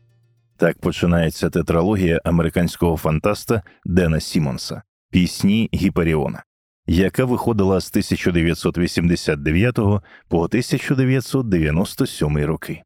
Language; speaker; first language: Ukrainian; native; Ukrainian